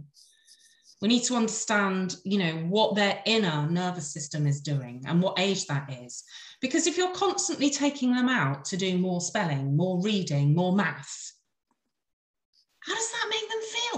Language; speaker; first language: English; native; English